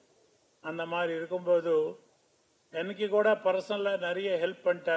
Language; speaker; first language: Tamil; non-native, learner; Telugu